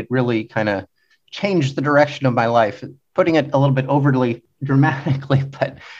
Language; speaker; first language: English; native; English